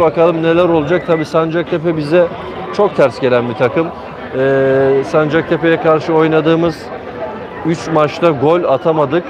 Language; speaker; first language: Turkish; native; Turkish